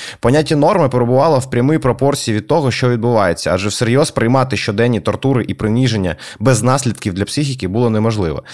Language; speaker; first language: Ukrainian; native; Ukrainian